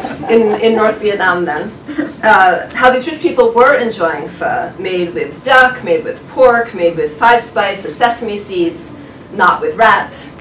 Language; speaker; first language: English; native; English